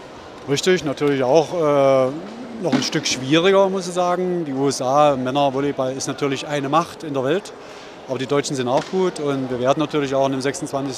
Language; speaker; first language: German; native; German